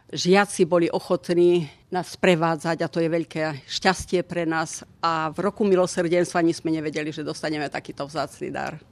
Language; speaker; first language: Slovak; native; Slovak